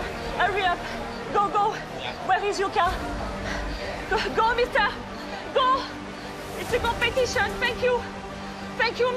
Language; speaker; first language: English; non-native, learner; French